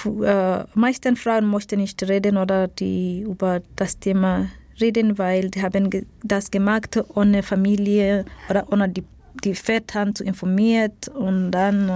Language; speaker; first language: German; non-native, fluent; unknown